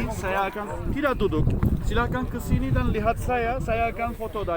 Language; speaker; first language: Indonesian; non-native, fluent; Turkish